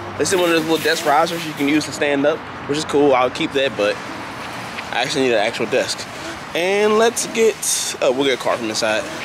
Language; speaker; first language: English; native; English